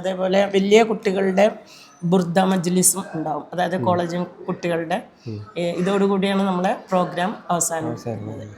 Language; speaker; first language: Malayalam; native; Malayalam